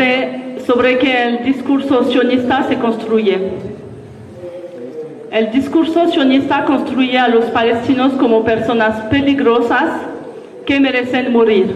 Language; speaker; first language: Spanish; non-native, learner; French